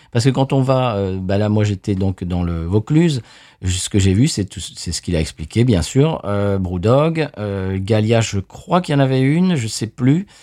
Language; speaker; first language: French; native; French